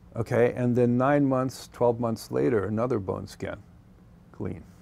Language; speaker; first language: English; native; English